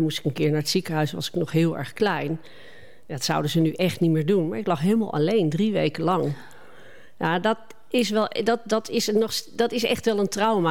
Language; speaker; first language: Dutch; native; Dutch